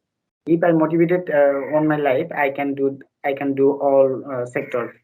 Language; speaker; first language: English; non-native, learner; Bangla